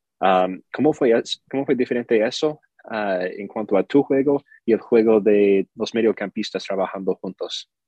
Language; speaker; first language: Spanish; early bilingual, heritage; Spanish